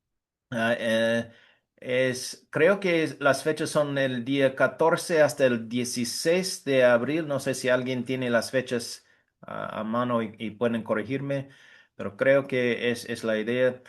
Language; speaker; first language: Spanish; non-native, fluent; English